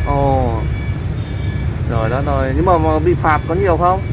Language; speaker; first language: Vietnamese; native; Vietnamese